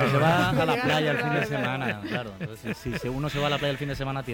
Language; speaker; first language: Spanish; native; Spanish